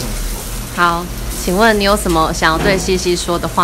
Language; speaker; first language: Chinese; native; Chinese